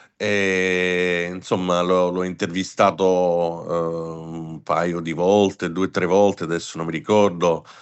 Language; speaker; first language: Italian; non-native, fluent; English